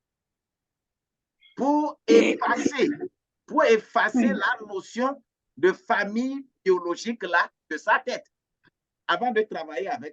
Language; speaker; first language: French; non-native, local second language; Ewe